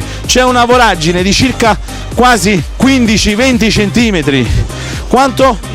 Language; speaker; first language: Italian; native; Italian